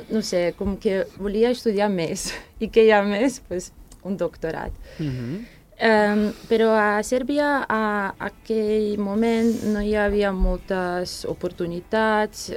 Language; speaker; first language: Catalan; non-native, fluent; Serbian